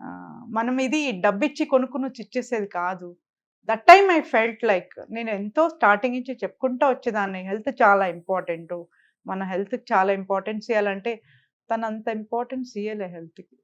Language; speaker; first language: Telugu; native; Telugu